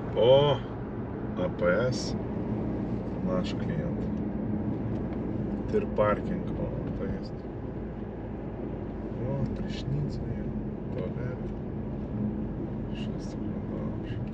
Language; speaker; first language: Russian; non-native, learner; Lithuanian